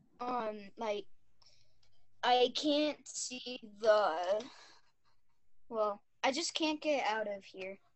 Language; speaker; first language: English; native; English